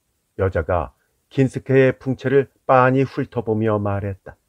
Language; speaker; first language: Korean; native; Korean